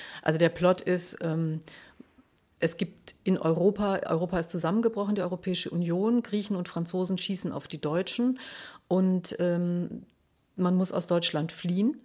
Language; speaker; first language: German; native; German